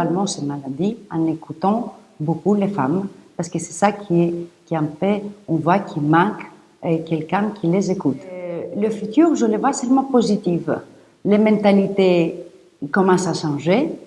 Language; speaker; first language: French; non-native, fluent; Greek